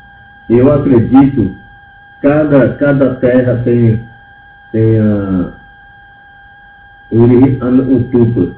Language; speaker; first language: Portuguese; non-native, local second language; Yanomámi